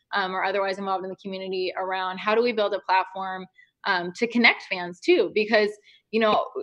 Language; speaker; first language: English; native; English